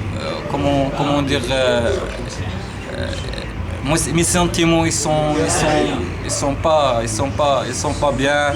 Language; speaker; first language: French; non-native, learner; Arabic